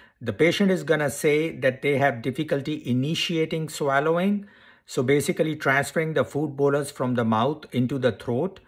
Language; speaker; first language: English; native; English